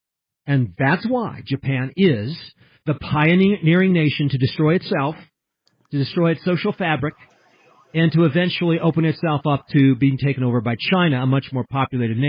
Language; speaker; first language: English; early bilingual, heritage; English